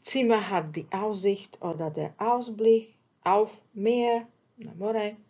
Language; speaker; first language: German; non-native, fluent; Slovak